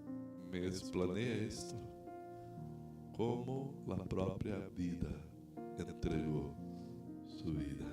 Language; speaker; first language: Spanish; non-native, fluent; Portuguese